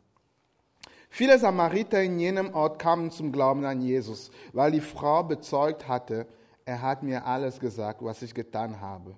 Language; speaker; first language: German; non-native, fluent; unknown